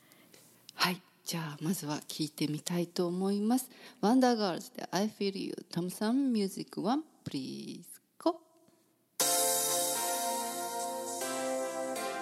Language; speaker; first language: Japanese; native; Japanese